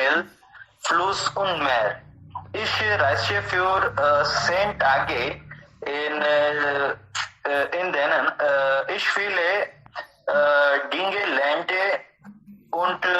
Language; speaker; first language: German; non-native, learner; Hindi